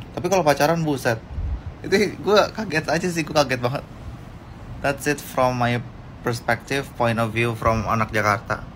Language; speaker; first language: Indonesian; native; Indonesian